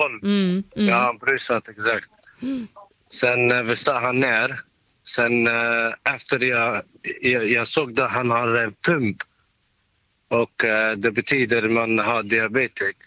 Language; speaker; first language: Swedish; non-native, learner; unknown